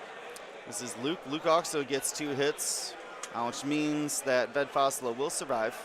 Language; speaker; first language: English; native; English